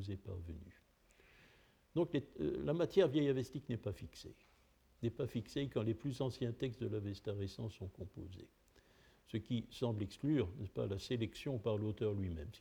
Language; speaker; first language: French; native; French